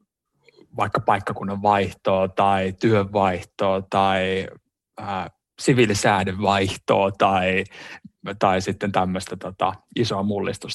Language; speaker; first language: Finnish; native; Finnish